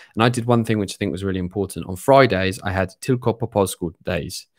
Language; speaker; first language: English; native; English